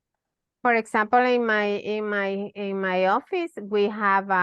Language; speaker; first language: English; non-native, learner; Spanish